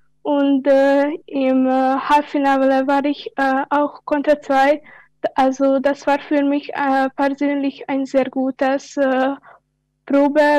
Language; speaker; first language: German; non-native, learner; Hungarian